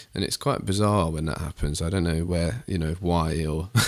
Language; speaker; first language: English; native; English